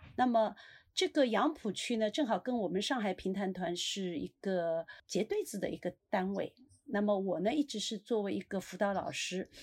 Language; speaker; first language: Chinese; native; Chinese